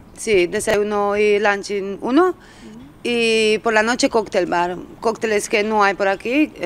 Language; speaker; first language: Spanish; early bilingual, other home language; Romanian